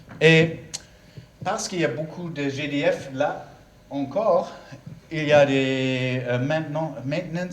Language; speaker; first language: French; non-native, learner; German